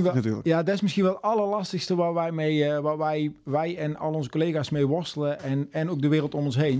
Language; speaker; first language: Dutch; native; Dutch